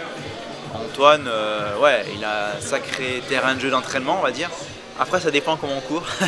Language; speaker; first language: French; native; French